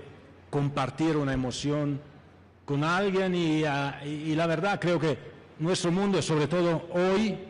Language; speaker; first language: Spanish; non-native, fluent; Italian